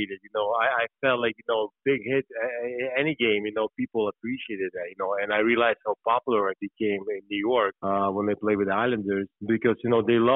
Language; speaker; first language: English; non-native, fluent; Lithuanian